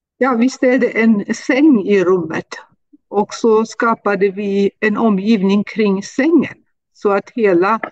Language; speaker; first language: Swedish; non-native, fluent; German